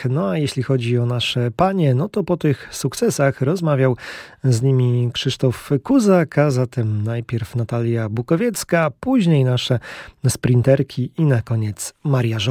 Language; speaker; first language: Polish; native; Polish